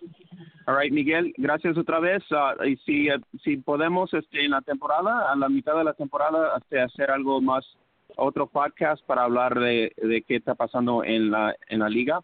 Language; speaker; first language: Spanish; early bilingual, heritage; English